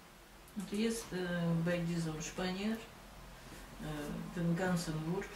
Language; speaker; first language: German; non-native, fluent; Russian